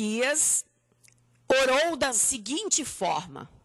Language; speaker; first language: Portuguese; native; Portuguese